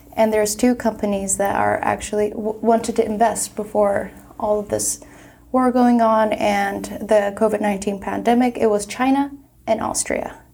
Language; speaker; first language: English; non-native, fluent; Turkish